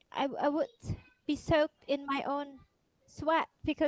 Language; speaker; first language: English; non-native, fluent; Indonesian